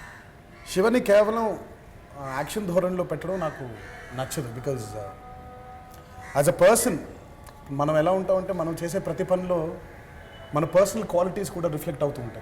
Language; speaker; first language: Telugu; native; Telugu